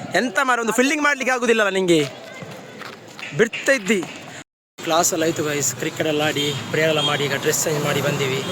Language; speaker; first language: Kannada; native; Kannada